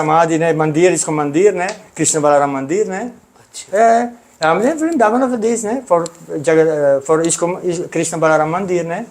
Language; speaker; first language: Hindi; non-native, learner; Italian